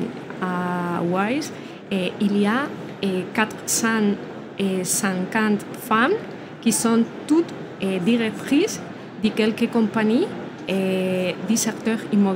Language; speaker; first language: French; non-native, learner; Spanish